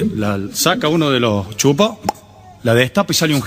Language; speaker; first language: Spanish; native; Spanish